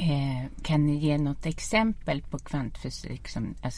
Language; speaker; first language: Swedish; native; Swedish